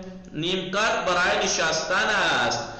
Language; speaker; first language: Persian; non-native, fluent; Urdu